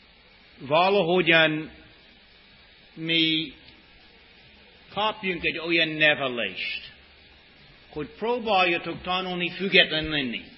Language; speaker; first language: Hungarian; non-native, fluent; English